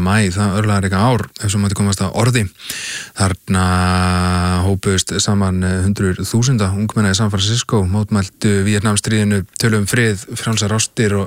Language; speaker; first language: Icelandic; native; Icelandic